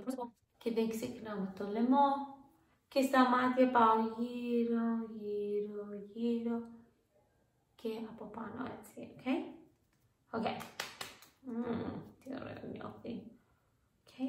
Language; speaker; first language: Greek; early bilingual, heritage; English